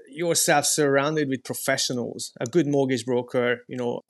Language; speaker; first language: English; non-native, fluent; Hungarian